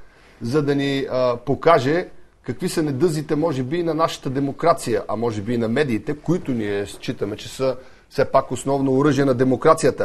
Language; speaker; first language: Bulgarian; native; Bulgarian